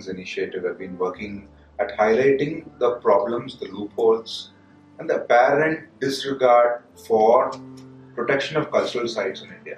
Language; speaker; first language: English; non-native, local second language; Tamil